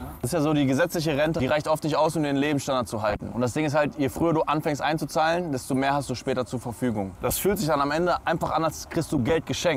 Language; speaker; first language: German; native; German